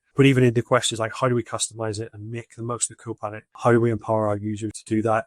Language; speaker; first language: English; native; English